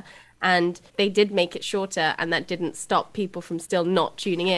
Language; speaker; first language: English; native; English